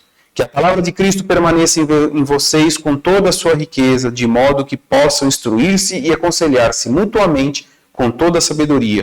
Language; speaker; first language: Portuguese; native; Portuguese